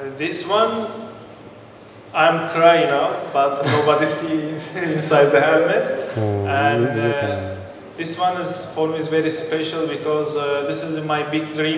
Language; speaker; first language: English; non-native, learner; Turkish